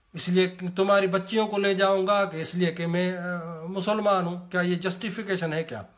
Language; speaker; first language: Urdu; non-native, local second language; Sindhi